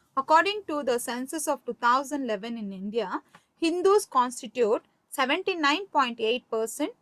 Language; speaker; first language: English; non-native, local second language; Kannada